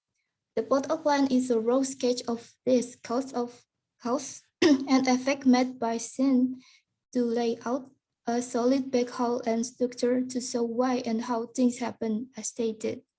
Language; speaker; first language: English; non-native, learner; Indonesian